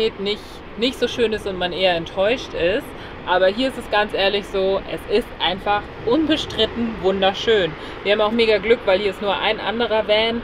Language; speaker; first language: German; native; German